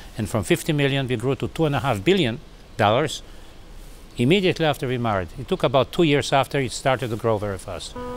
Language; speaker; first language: English; non-native, fluent; Polish